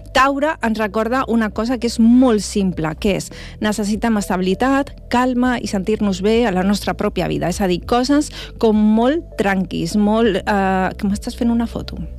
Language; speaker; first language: Catalan; non-native, local second language; Spanish